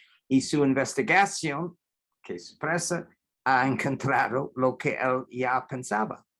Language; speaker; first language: Spanish; non-native, fluent; English